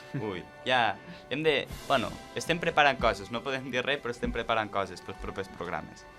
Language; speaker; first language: Catalan; non-native, local second language; Spanish